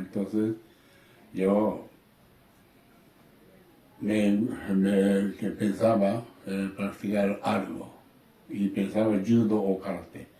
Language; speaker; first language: Spanish; non-native, learner; Japanese